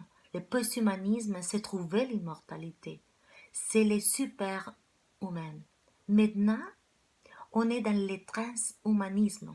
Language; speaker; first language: French; non-native, fluent; Spanish